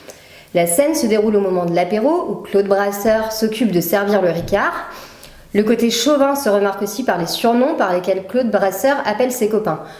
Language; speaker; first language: French; native; French